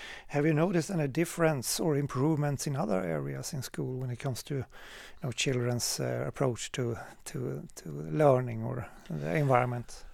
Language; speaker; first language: English; non-native, fluent; Swedish